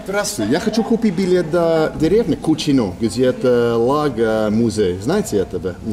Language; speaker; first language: Russian; non-native, learner; English